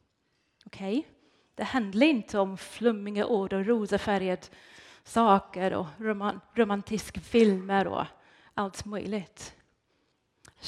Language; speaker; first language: Swedish; non-native, fluent; English